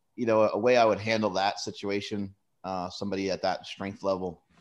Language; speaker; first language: English; native; English